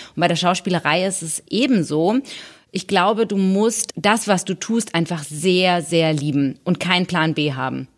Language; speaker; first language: German; native; German